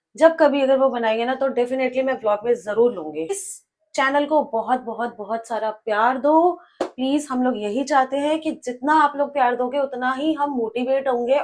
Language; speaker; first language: Hindi; native; Hindi